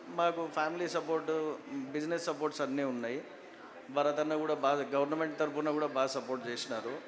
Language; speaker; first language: Telugu; native; Telugu